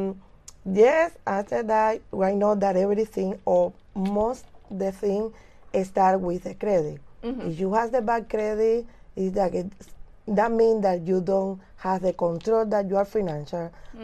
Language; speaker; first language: English; non-native, learner; Spanish